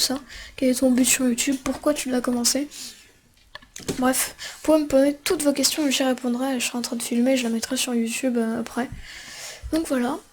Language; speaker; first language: French; native; French